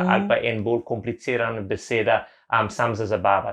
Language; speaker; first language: Slovenian; non-native, learner; English